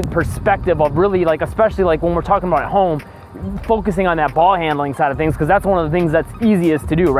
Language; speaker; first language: English; native; English